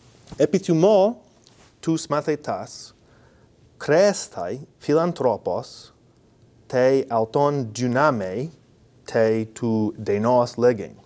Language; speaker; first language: Greek; non-native, fluent; English